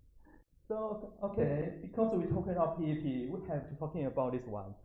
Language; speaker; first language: English; non-native, learner; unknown